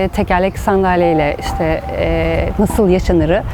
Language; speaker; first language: Turkish; native; Turkish